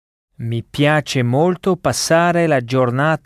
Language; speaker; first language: Italian; non-native, learner; French